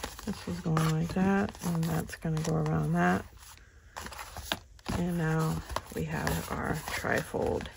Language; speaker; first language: English; native; English